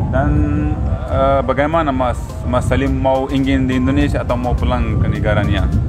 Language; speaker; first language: Indonesian; non-native, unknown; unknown